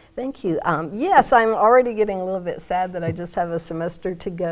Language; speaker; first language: English; native; English